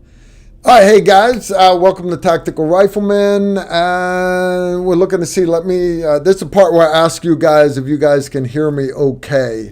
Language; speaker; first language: English; native; English